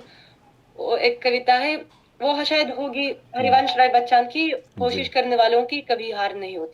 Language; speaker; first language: Hindi; non-native, fluent; Russian